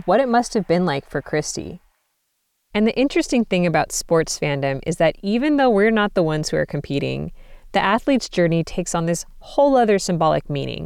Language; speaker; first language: English; native; English